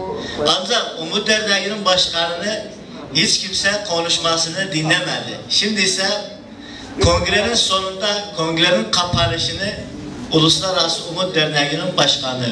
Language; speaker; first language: Turkish; native; Turkish